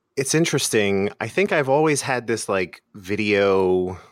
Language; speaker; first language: English; native; English